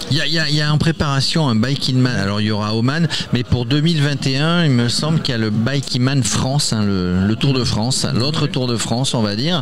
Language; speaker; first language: French; native; French